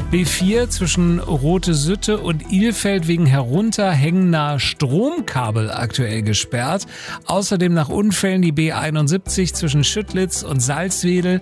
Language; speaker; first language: German; native; German